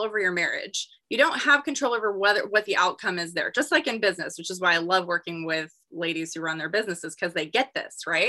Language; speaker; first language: English; native; English